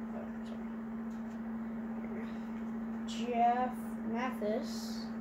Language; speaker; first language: English; native; English